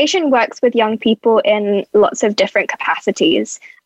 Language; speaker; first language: English; native; English